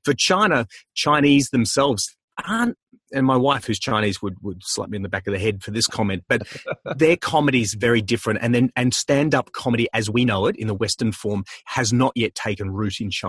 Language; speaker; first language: English; native; English